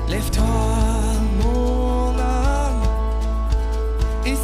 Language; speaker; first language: French; native; French